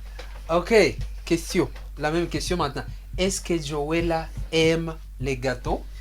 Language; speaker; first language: French; non-native, fluent; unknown